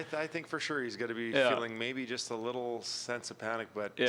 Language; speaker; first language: English; native; English